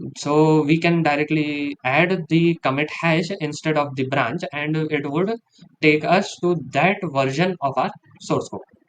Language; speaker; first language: English; non-native, local second language; Hindi